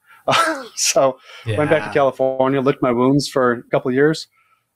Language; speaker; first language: English; native; English